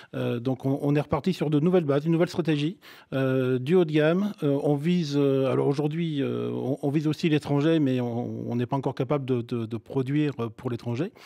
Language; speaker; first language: French; native; French